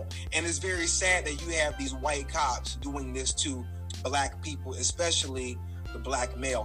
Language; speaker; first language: English; native; English